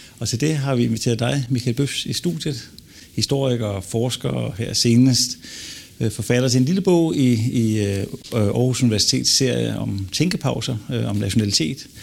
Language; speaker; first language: Danish; native; Danish